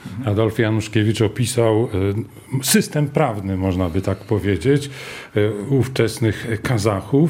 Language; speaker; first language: Polish; native; Polish